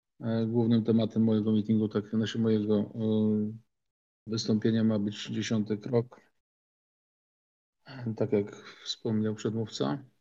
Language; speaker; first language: Polish; native; Polish